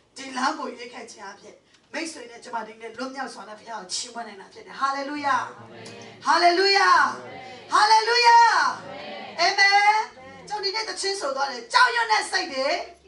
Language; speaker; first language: Burmese; non-native, local second language; Hakha Chin